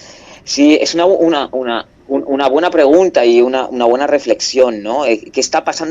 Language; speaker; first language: Spanish; native; Spanish